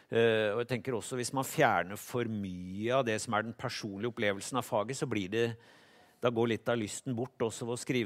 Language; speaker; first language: Norwegian; native; Norwegian